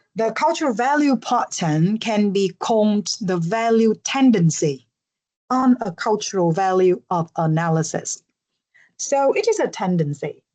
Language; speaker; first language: English; non-native, fluent; Vietnamese